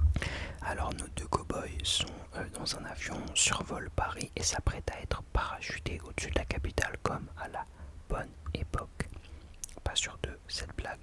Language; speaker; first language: French; native; French